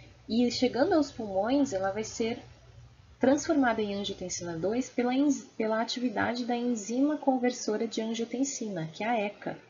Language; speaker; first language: Portuguese; native; Portuguese